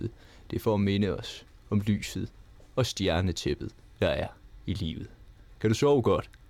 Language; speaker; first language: Danish; native; Danish